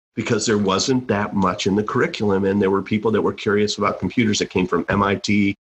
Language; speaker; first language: English; native; English